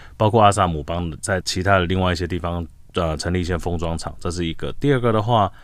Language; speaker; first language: Chinese; native; Chinese